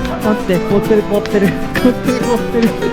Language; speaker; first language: Japanese; native; Japanese